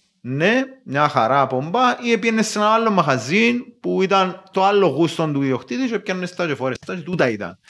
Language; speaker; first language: Greek; native; Greek